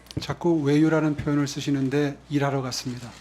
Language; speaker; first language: Korean; native; Korean